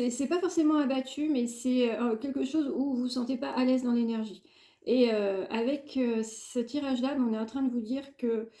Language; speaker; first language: French; native; French